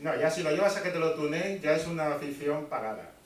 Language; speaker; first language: Spanish; native; Spanish